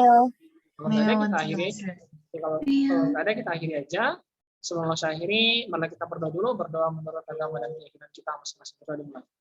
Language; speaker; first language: Indonesian; native; Indonesian